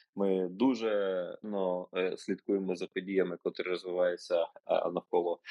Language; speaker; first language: Ukrainian; native; Ukrainian